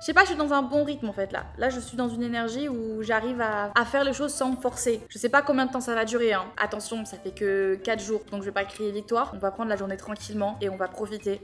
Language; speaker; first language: French; native; French